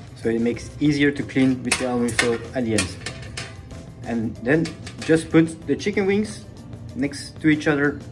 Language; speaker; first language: English; non-native, fluent; French